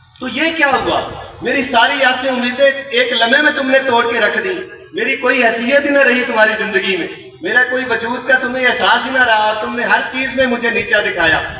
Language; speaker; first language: Urdu; non-native, local second language; Punjabi